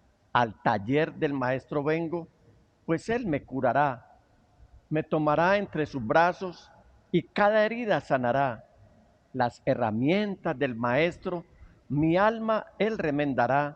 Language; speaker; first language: Spanish; native; Spanish